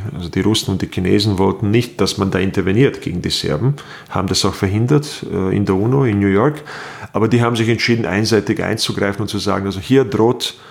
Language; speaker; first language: German; non-native, fluent; Bosnian